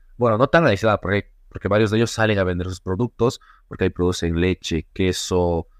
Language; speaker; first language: Spanish; native; Spanish